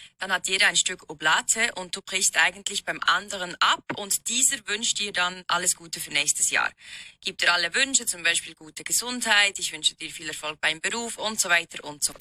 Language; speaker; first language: German; native; German